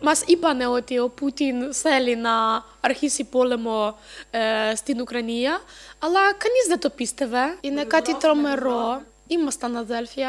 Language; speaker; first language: Greek; non-native, fluent; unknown